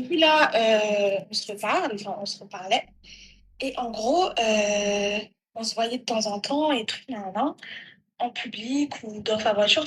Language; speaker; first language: French; native; French